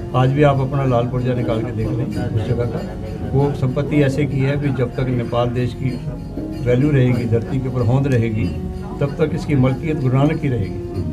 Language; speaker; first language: Hindi; non-native, local second language; Punjabi